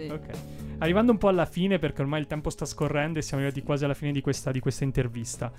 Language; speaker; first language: Italian; native; Italian